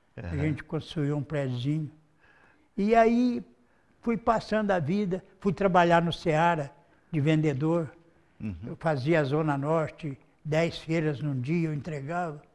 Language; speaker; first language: Portuguese; native; Portuguese